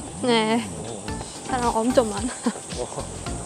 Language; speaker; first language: Korean; non-native, learner; Vietnamese